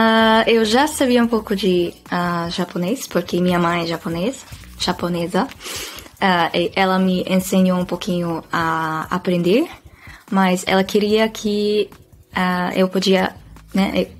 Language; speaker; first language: Portuguese; non-native, fluent; Dutch